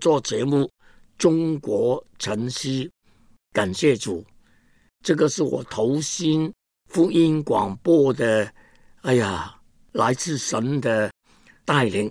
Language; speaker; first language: Chinese; non-native, local second language; Cantonese